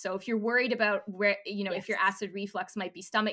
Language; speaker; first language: English; native; English